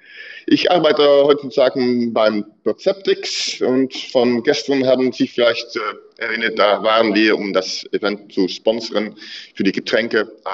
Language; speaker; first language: German; non-native, learner; Dutch